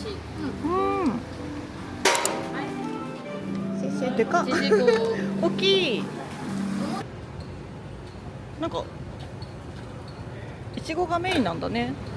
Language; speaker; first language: Japanese; native; Japanese